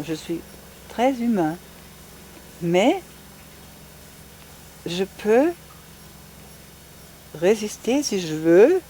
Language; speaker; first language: French; non-native, fluent; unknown